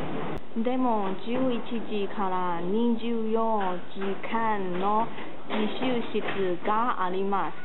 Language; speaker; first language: Japanese; non-native, learner; Cantonese